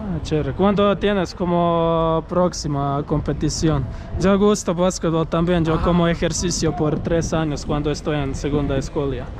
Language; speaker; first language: Spanish; non-native, learner; Croatian